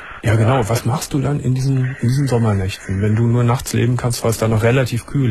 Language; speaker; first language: German; native; German